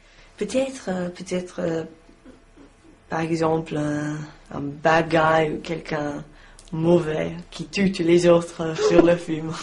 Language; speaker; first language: French; non-native, learner; English